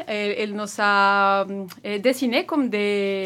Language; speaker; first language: French; non-native, learner; Spanish